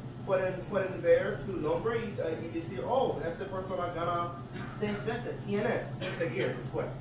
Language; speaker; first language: Spanish; non-native, learner; English